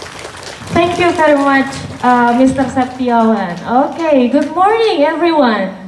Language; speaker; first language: English; non-native, fluent; Indonesian